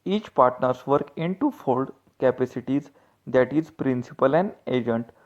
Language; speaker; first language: English; non-native, local second language; Marathi